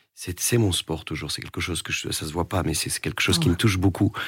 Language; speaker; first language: French; native; French